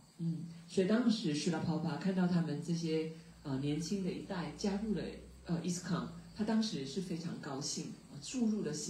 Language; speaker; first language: Chinese; native; Chinese